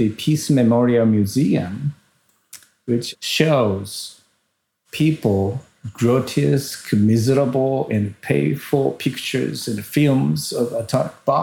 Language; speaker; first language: English; non-native, fluent; Japanese